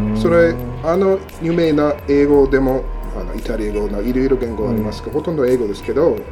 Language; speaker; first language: Japanese; non-native, learner; English